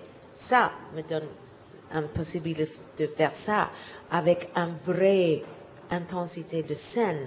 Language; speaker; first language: French; non-native, learner; English